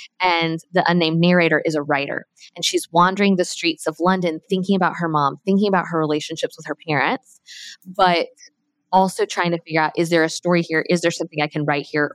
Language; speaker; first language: English; native; English